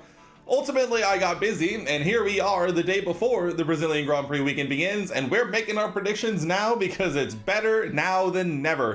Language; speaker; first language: English; native; English